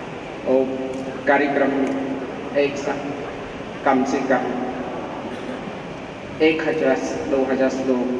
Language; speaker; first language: Hindi; non-native, learner; Khmer